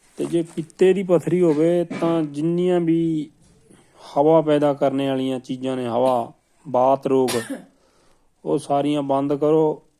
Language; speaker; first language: Punjabi; native; Punjabi